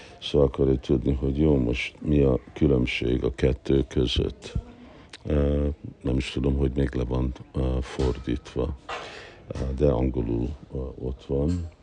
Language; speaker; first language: Hungarian; early bilingual, heritage; Hungarian